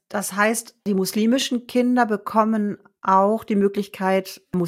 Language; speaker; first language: German; native; German